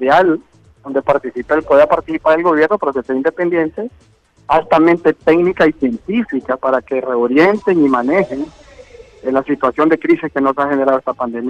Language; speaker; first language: Spanish; native; Spanish